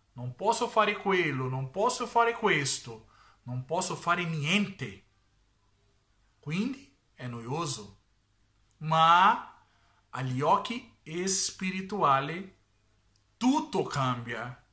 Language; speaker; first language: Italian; non-native, learner; Portuguese